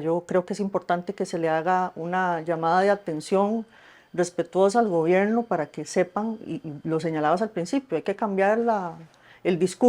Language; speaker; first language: Spanish; native; Spanish